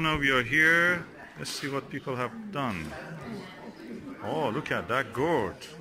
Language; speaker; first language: English; non-native, fluent; Persian